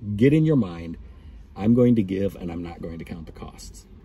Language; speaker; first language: English; native; English